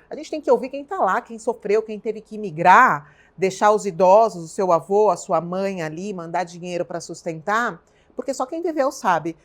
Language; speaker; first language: Portuguese; native; Portuguese